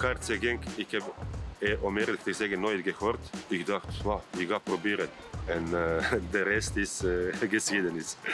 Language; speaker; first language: Dutch; non-native, learner; Croatian